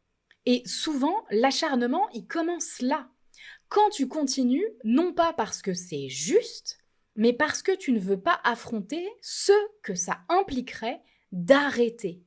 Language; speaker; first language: French; native; French